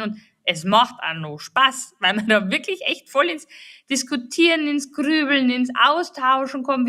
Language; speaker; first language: German; native; German